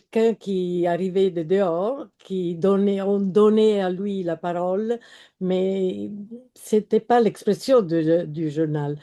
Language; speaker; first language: French; non-native, fluent; Italian